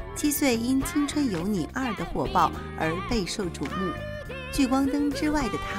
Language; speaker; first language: Chinese; native; Chinese